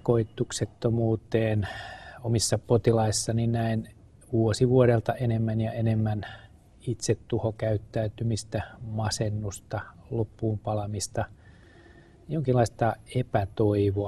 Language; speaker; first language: Finnish; native; Finnish